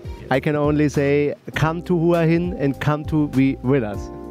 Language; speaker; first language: English; non-native, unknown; German